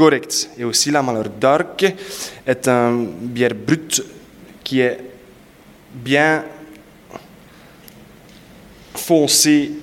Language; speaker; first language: French; non-native, local second language; Dutch